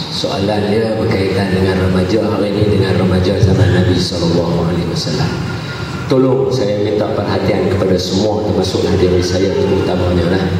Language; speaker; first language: Malay; native; Malay